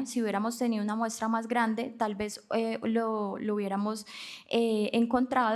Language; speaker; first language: Spanish; native; Spanish